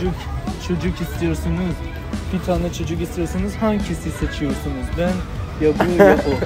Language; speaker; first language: Turkish; non-native, learner; Persian